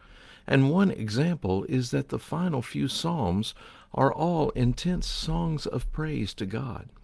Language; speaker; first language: English; native; English